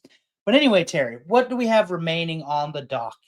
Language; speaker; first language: English; native; English